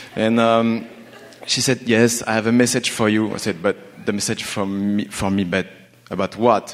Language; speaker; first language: English; non-native, learner; French